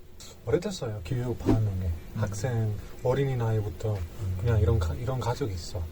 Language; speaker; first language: Korean; non-native, learner; Spanish